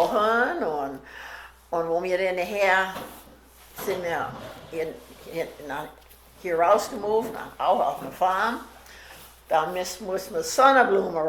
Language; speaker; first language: German; early bilingual, heritage; German